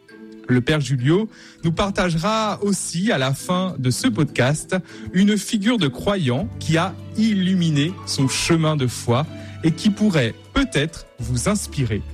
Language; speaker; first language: French; native; French